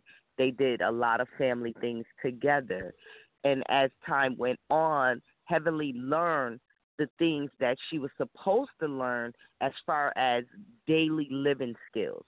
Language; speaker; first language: English; native; English